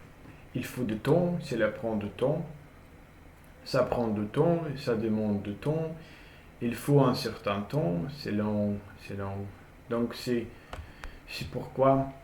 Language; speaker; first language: French; non-native, learner; Russian